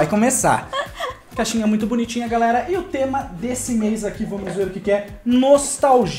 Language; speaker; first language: Portuguese; native; Portuguese